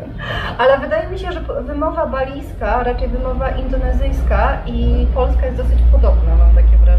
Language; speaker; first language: Polish; native; Polish